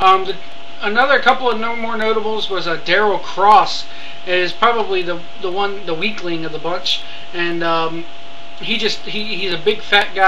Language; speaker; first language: English; native; English